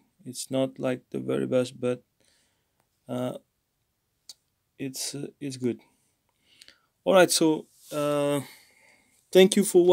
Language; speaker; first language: English; non-native, fluent; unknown